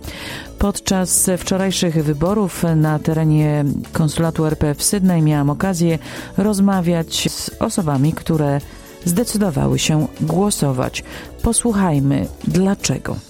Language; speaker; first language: Polish; native; Polish